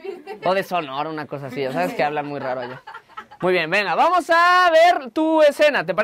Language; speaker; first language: Spanish; native; Spanish